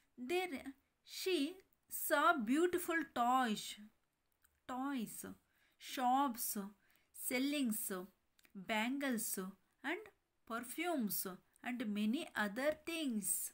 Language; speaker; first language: English; non-native, local second language; Kannada